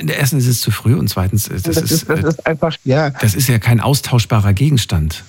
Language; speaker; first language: German; native; German